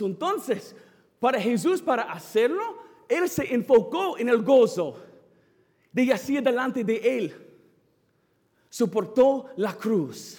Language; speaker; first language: Spanish; non-native, fluent; English